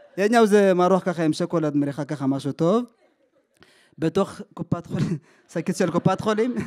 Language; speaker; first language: Hebrew; early bilingual, other home language; Amharic